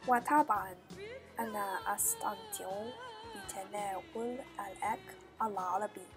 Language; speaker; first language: Arabic; non-native, learner; Chinese